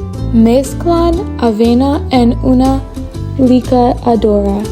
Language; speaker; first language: Spanish; non-native, learner; English